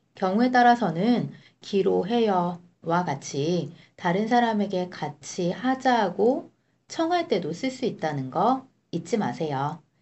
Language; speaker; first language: Korean; native; Korean